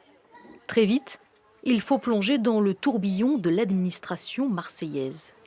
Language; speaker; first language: French; native; French